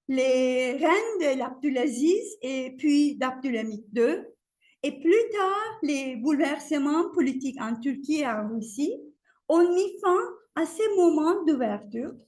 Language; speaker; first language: French; non-native, fluent; Turkish